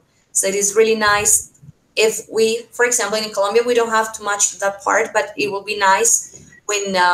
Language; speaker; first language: English; non-native, fluent; Spanish